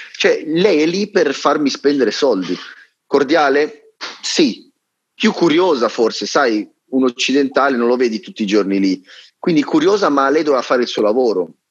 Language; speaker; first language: Italian; native; Italian